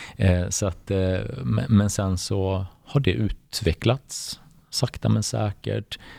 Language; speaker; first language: Swedish; early bilingual, other home language; Bosnian